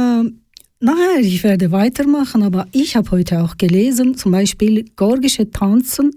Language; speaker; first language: German; non-native, learner; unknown